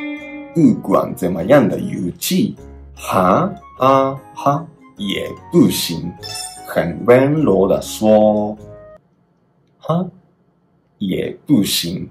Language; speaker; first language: Chinese; non-native, fluent; Japanese